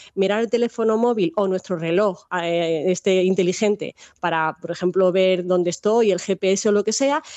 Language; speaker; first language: Spanish; native; Spanish